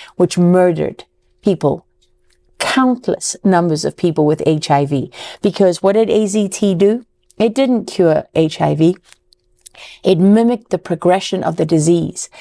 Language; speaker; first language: English; native; English